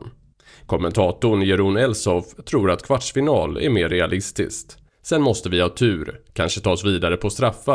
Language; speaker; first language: Swedish; native; Swedish